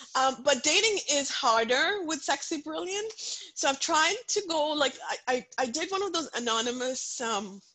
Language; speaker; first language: English; non-native, local second language; Punjabi